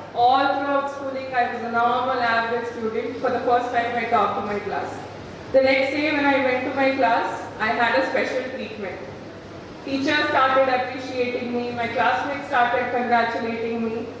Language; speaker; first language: English; non-native, local second language; Telugu